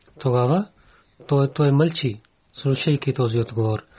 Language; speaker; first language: Bulgarian; non-native, learner; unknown